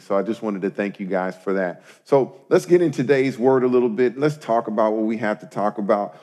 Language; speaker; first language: English; native; English